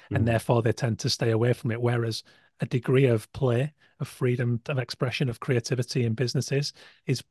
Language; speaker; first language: English; native; English